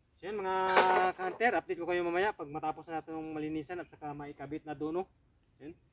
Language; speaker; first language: Filipino; non-native, local second language; Cebuano